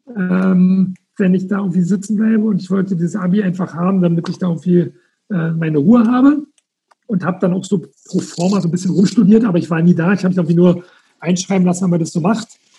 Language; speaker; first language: German; native; German